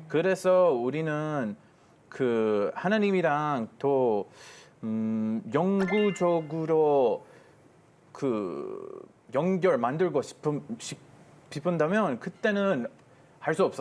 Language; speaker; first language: Korean; non-native, fluent; Hebrew